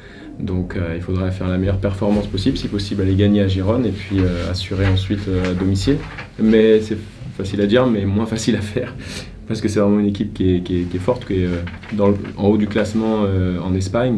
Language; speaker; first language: French; native; French